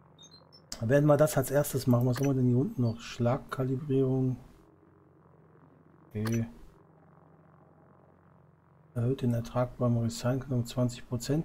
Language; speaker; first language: German; native; German